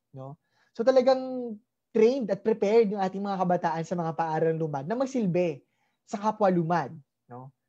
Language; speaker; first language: Filipino; native; Filipino